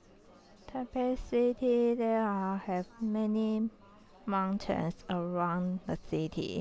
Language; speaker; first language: English; non-native, learner; Chinese